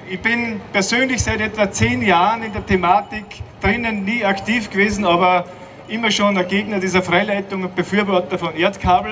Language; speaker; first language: German; native; German